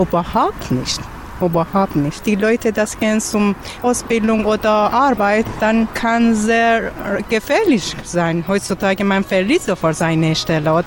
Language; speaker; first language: German; non-native, learner; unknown